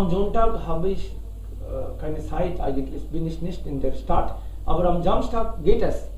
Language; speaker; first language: German; non-native, fluent; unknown